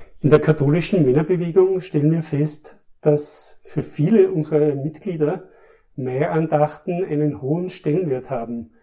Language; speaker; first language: German; native; German